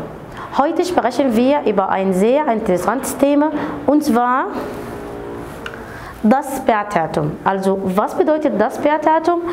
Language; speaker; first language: German; non-native, fluent; Arabic